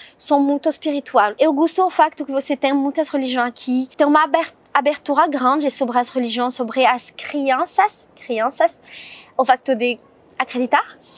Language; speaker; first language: Portuguese; non-native, learner; French